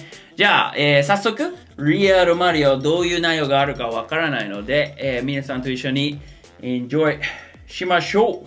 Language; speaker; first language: Japanese; non-native, fluent; English